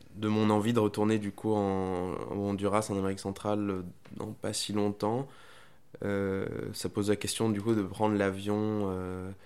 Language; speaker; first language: French; non-native, fluent; Spanish